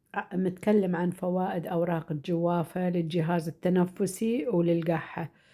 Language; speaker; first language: Arabic; native; Arabic